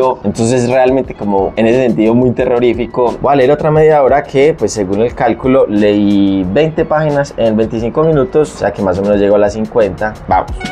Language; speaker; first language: Spanish; native; Spanish